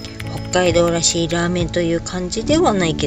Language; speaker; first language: Japanese; native; Japanese